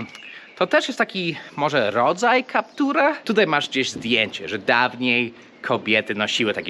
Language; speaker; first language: Polish; non-native, fluent; English